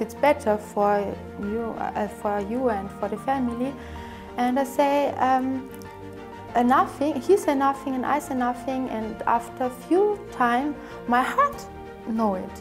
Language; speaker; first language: English; non-native, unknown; German